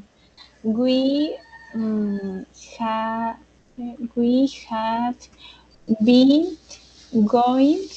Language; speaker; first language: English; non-native, learner; Spanish